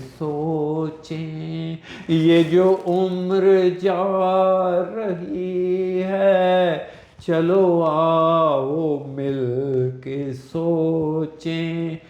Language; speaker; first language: Urdu; non-native, local second language; Punjabi